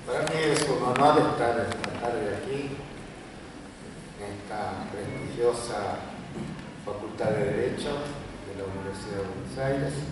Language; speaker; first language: Spanish; native; Spanish